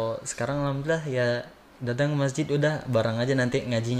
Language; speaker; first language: Indonesian; native; Indonesian